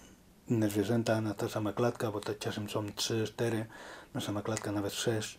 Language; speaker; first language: Polish; non-native, learner; Spanish